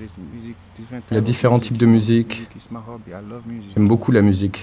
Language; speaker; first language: French; non-native, learner; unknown